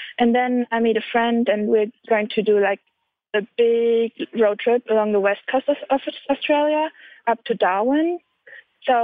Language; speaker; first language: English; non-native, fluent; German